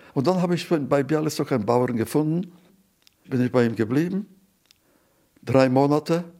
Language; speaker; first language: German; non-native, fluent; Yiddish